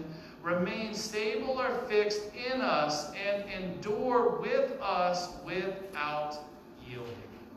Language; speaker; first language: English; native; English